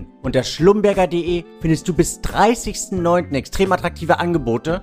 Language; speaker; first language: German; native; German